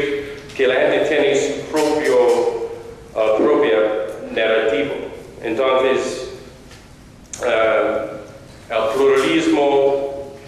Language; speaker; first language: Spanish; non-native, fluent; English